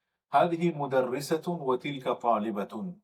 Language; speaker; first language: Arabic; non-native, fluent; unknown